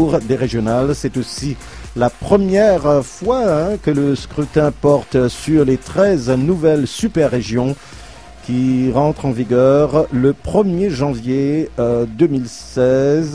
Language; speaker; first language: French; native; French